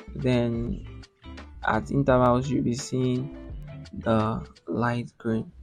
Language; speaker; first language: English; non-native, local second language; Yoruba